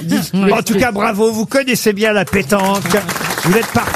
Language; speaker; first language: French; native; French